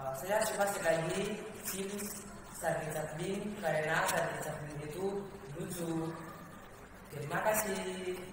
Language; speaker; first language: Indonesian; non-native, learner; Malagasy